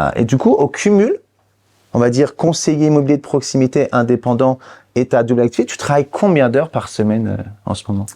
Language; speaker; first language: French; native; French